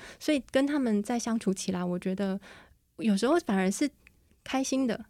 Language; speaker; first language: Chinese; native; Chinese